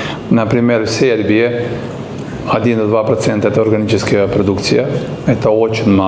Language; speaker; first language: Russian; non-native, learner; Serbian